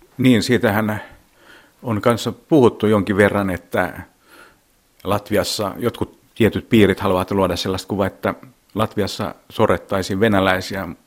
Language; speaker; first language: Finnish; native; Finnish